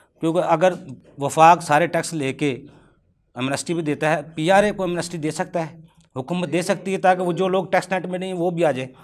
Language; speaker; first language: Urdu; non-native, local second language; Punjabi